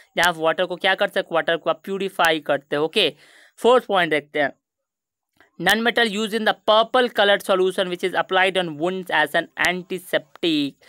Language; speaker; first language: Hindi; native; Hindi